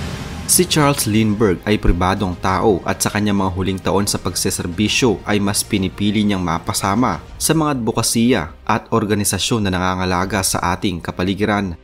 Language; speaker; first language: Filipino; native; Filipino